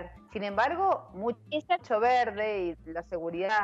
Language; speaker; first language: Spanish; native; Spanish